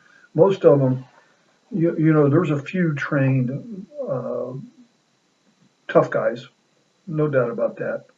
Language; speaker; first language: English; native; English